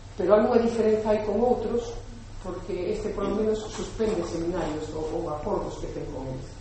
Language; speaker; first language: Galician; non-native, local second language; Spanish